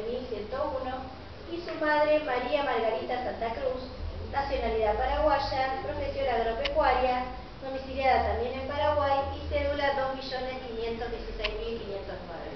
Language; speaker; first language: Spanish; native; Spanish